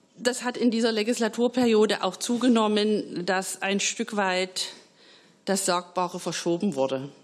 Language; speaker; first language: German; native; German